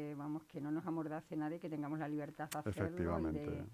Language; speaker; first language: Spanish; native; Spanish